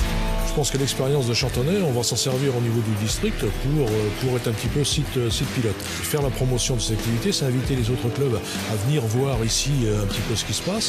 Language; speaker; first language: French; native; French